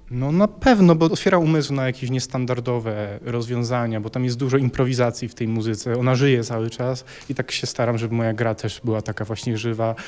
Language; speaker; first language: Polish; native; Polish